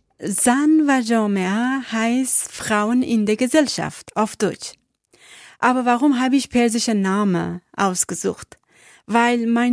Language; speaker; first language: German; non-native, learner; Persian